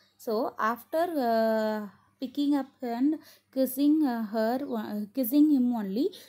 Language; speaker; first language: English; non-native, local second language; Tamil